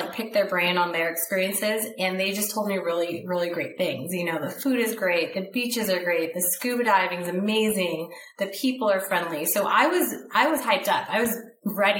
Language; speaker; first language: English; native; English